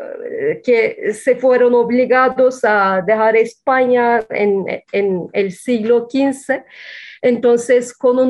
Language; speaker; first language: Spanish; non-native, fluent; Turkish